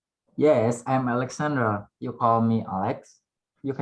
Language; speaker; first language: English; non-native, learner; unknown